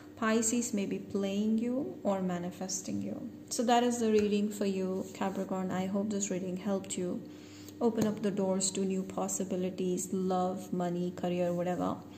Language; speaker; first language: English; non-native, local second language; Hindi